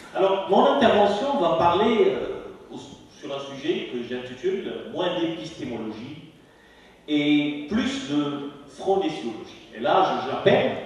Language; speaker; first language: French; non-native, local second language; Arabic